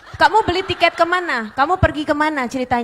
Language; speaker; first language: Indonesian; native; Indonesian